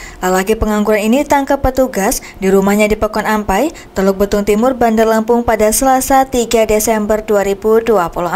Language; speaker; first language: Indonesian; native; Indonesian